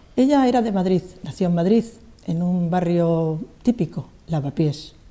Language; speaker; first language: Spanish; native; Spanish